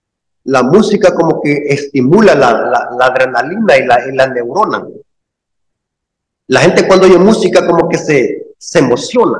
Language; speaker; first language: Spanish; native; Spanish